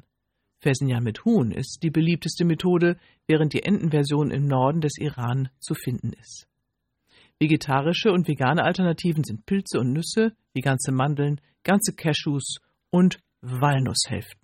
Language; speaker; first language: German; native; German